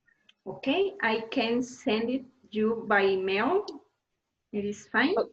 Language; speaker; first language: English; non-native, learner; Spanish